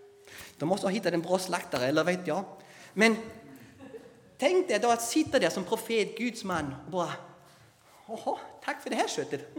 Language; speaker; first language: Swedish; non-native, fluent; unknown